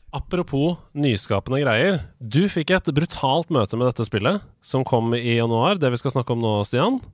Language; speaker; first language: Norwegian; native; Norwegian